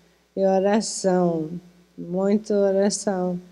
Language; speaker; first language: Portuguese; non-native, fluent; English